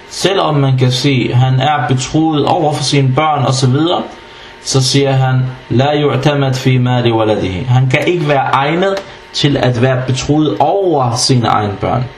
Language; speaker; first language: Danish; non-native, fluent; Arabic